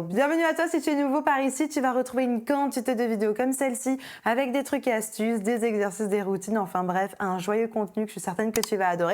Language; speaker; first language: French; native; French